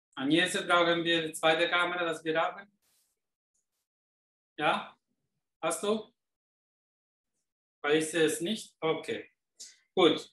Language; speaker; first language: German; non-native, fluent; Italian